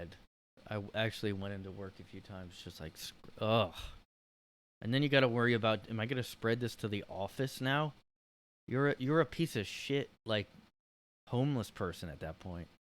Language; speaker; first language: English; native; English